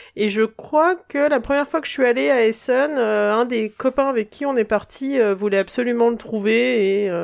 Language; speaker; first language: French; native; French